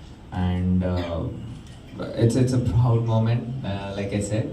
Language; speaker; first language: English; non-native, local second language; Telugu